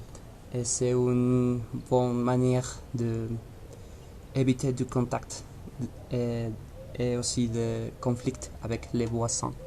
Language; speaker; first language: French; non-native, learner; Spanish